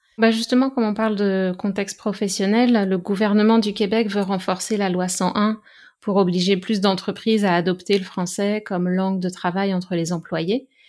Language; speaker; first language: French; native; French